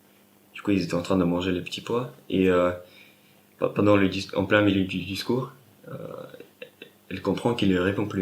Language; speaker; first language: French; non-native, fluent; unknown